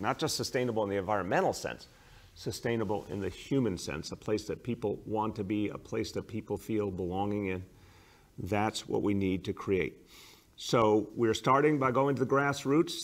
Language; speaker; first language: English; native; English